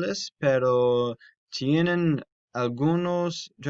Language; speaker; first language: Spanish; non-native, learner; English